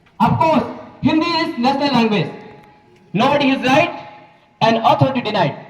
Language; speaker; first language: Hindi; native; Hindi